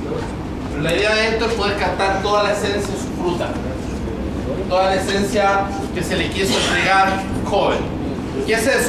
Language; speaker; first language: Spanish; native; Spanish